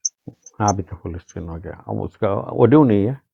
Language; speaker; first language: Hindi; non-native, local second language; Bangla